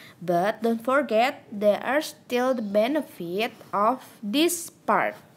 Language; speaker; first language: English; non-native, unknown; Indonesian